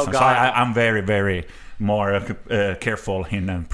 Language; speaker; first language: English; non-native, fluent; Italian